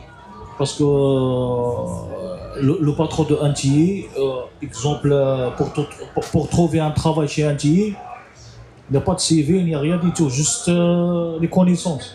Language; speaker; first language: French; non-native, learner; Arabic